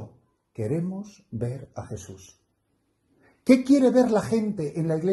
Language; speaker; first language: Spanish; native; Spanish